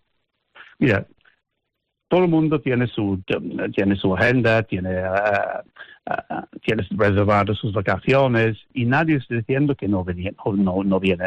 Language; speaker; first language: Spanish; non-native, fluent; English